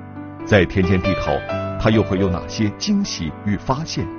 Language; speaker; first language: Chinese; native; Chinese